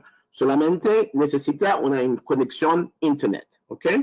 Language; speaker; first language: Spanish; non-native, learner; French